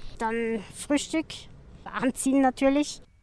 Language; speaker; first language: German; native; German